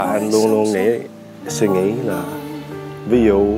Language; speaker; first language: Vietnamese; early bilingual, heritage; Vietnamese